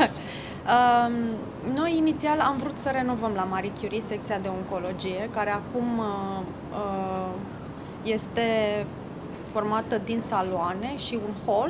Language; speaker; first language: Romanian; native; Romanian